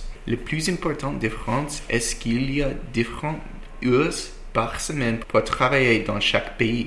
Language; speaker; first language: French; non-native, learner; English